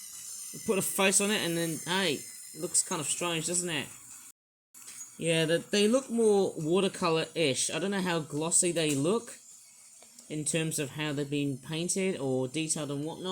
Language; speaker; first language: English; native; English